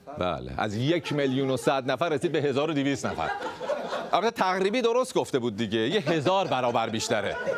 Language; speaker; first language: Persian; native; Persian